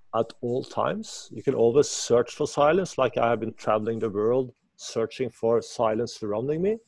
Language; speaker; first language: English; non-native, fluent; Norwegian